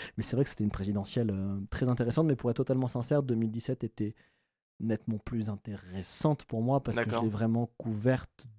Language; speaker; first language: French; native; French